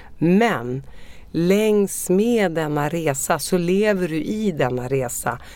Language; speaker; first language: Swedish; early bilingual, other home language; Arabic